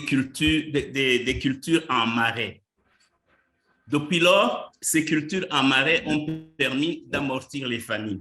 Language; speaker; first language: French; non-native, local second language; Rundi